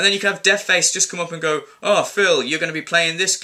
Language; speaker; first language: English; native; English